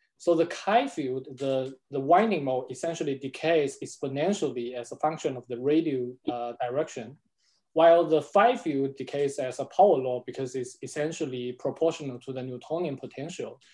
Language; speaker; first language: English; non-native, fluent; Chinese